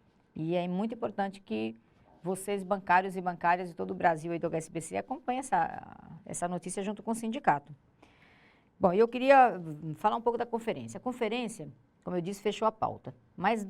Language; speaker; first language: Portuguese; native; Portuguese